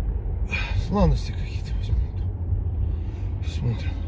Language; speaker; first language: Russian; native; Russian